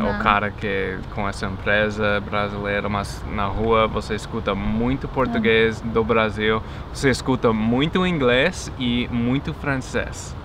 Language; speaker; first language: Portuguese; non-native, fluent; English